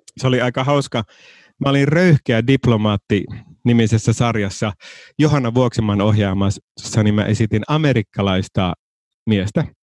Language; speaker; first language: Finnish; native; Finnish